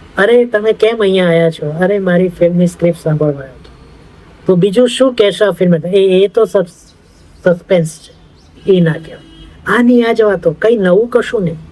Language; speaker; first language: Gujarati; native; Gujarati